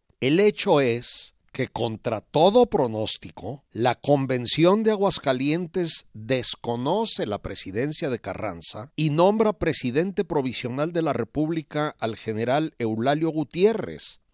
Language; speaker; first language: Spanish; native; Spanish